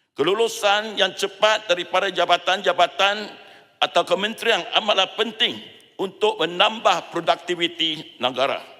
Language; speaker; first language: Malay; non-native, local second language; Chinese